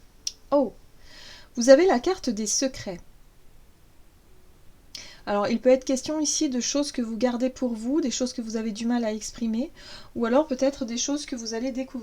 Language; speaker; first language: French; native; French